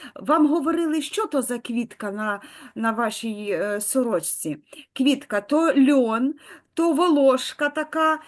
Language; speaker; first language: Ukrainian; native; Ukrainian